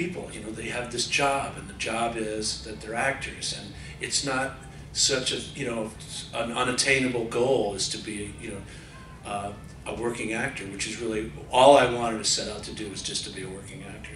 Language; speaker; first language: English; native; English